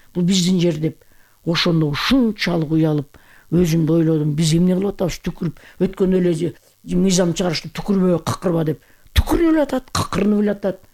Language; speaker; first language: Kyrgyz; native; Kyrgyz